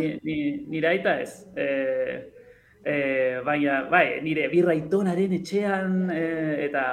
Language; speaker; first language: Basque; non-native, learner; Spanish